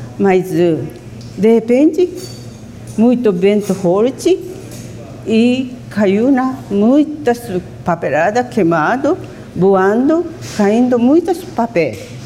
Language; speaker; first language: Portuguese; non-native, learner; Japanese